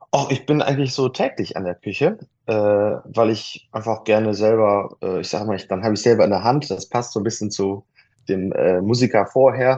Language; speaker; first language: German; native; German